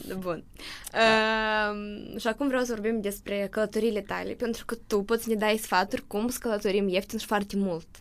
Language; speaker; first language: Romanian; native; Romanian